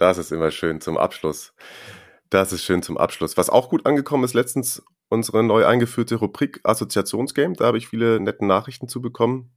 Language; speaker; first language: German; native; German